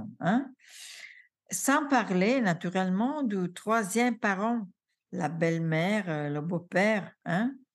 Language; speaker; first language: French; non-native, fluent; Italian